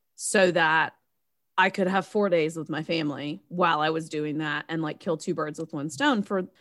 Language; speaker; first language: English; native; English